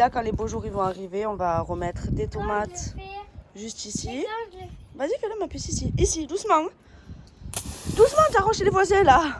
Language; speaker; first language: French; native; French